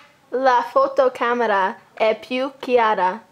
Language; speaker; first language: Italian; non-native, learner; English